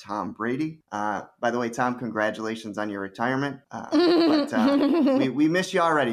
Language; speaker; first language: English; native; English